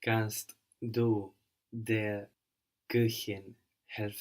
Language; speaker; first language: German; non-native, learner; English